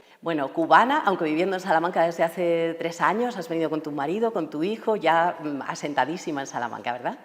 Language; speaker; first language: Spanish; native; Spanish